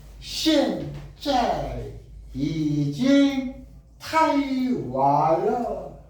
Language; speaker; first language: Chinese; non-native, learner; Korean